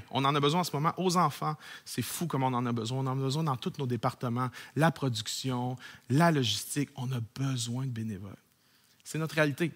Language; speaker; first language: French; native; French